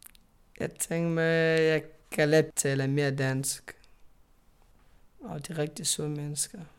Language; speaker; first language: Danish; non-native, learner; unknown